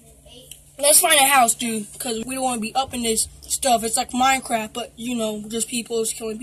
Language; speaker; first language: English; native; English